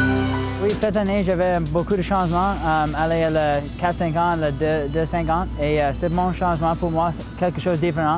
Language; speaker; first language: French; non-native, local second language; English